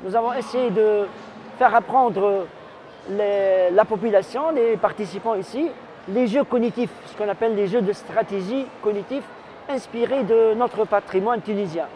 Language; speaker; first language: French; non-native, local second language; Arabic